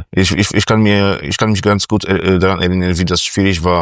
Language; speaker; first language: German; non-native, fluent; Polish